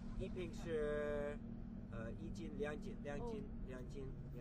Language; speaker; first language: Chinese; non-native, learner; English